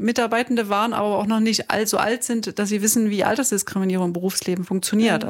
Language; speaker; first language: German; native; German